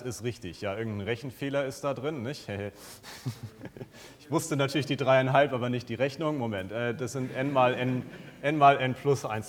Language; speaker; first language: German; native; German